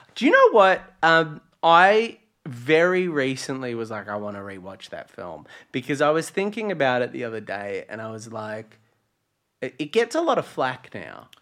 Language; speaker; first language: English; native; English